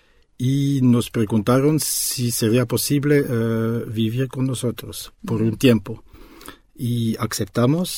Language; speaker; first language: Spanish; non-native, fluent; French